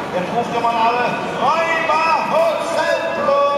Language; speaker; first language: German; native; German